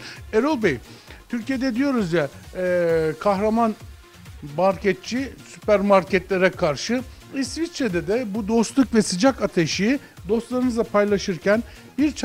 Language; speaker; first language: Turkish; native; Turkish